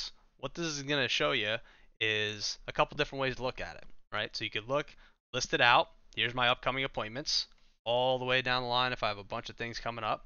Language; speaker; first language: English; native; English